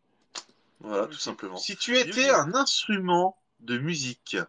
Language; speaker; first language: French; native; French